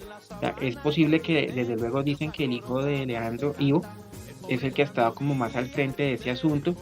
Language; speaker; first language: Spanish; native; Spanish